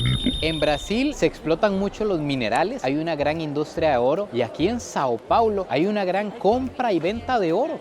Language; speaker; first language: Spanish; native; Spanish